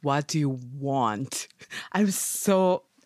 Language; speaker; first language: English; non-native, learner; Japanese